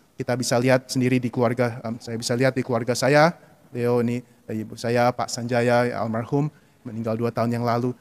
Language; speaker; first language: Indonesian; native; Indonesian